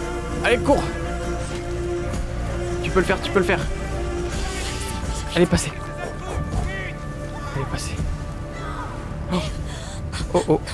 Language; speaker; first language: French; native; French